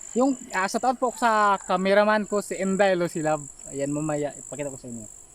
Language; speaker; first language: Filipino; non-native, local second language; Cebuano